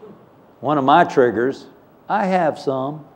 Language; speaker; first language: English; native; English